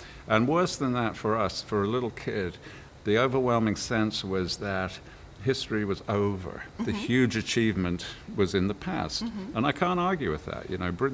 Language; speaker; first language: English; native; English